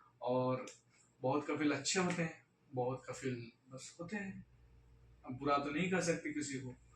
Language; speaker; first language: Hindi; native; Hindi